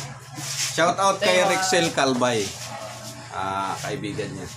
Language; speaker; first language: Filipino; native; Filipino